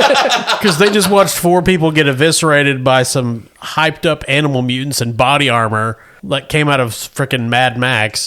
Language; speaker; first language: English; native; English